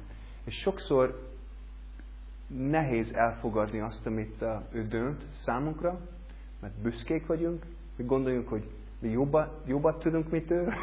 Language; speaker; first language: Hungarian; non-native, learner; English